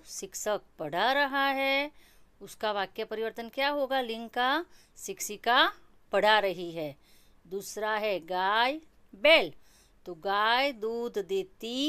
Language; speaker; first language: Hindi; non-native, local second language; Gujarati